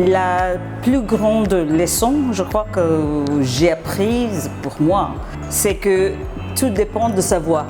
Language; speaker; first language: French; non-native, fluent; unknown